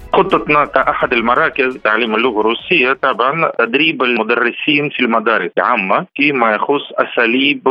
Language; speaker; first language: Arabic; non-native, fluent; Russian